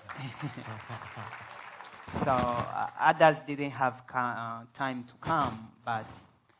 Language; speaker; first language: English; non-native, fluent; Swahili